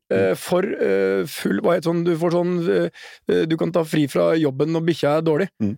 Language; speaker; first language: Norwegian; native; Norwegian